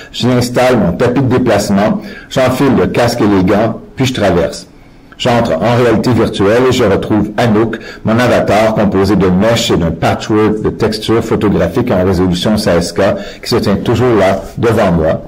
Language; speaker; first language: French; native; French